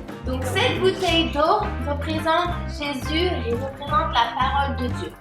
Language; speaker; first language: French; native; French